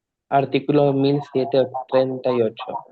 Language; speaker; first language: Spanish; native; Spanish